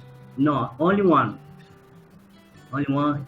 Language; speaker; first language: English; non-native, learner; Portuguese